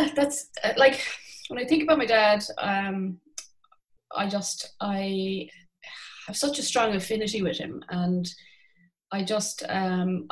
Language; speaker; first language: English; native; English